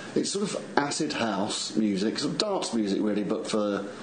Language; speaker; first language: English; native; English